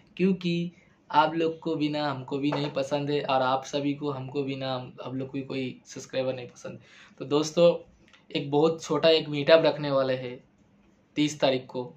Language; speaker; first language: Hindi; non-native, local second language; Bangla